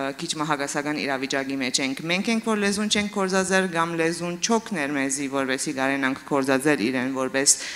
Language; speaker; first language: Armenian; early bilingual, heritage; Armenian